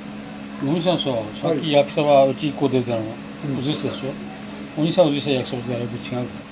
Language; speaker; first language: Japanese; native; Japanese